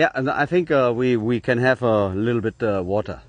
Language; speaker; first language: English; non-native, learner; German